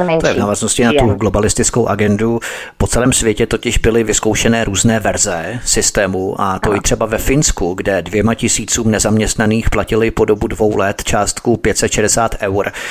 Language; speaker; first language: Czech; native; Czech